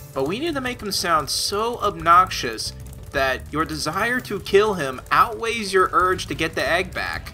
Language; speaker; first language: English; native; English